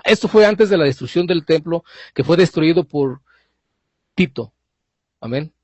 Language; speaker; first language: Spanish; native; Spanish